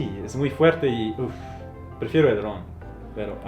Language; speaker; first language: Spanish; non-native, fluent; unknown